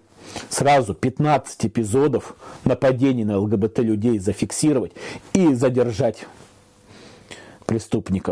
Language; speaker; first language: Russian; native; Russian